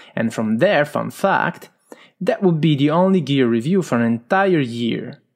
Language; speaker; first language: English; non-native, fluent; Italian